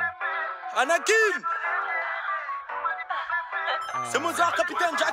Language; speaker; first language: French; non-native, fluent; English